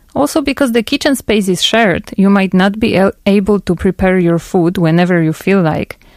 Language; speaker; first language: English; non-native, fluent; Polish